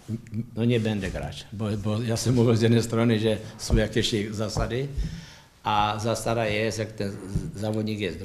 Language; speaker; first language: Polish; non-native, learner; Czech